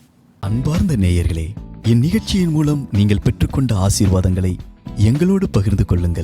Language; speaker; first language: Tamil; native; Tamil